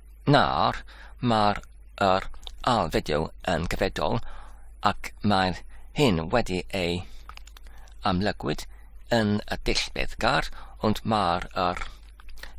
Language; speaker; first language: Welsh; non-native, learner; English